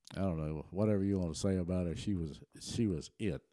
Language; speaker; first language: English; early bilingual, other home language; German